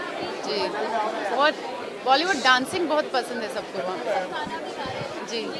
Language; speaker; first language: Hindi; non-native, local second language; French